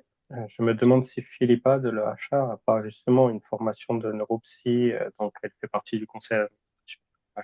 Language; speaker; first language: French; native; French